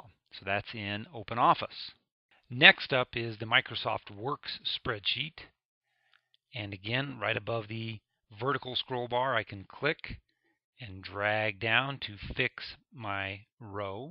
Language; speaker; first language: English; native; English